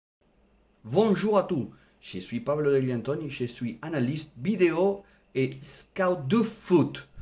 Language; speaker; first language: French; non-native, learner; Spanish